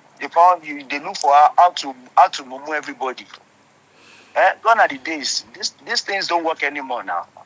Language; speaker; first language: Nigerian Pidgin; non-native, local second language; Yoruba